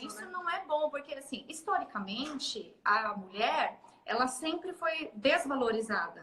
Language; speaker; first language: Portuguese; native; Portuguese